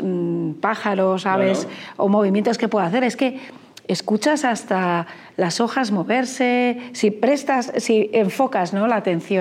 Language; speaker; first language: Spanish; native; Spanish